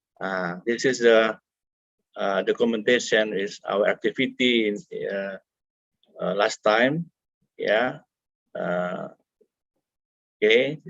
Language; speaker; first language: English; non-native, fluent; Indonesian